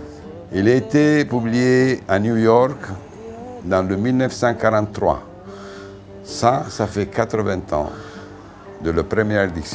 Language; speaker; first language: French; non-native, fluent; Italian